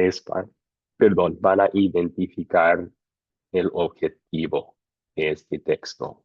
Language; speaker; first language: Spanish; non-native, fluent; English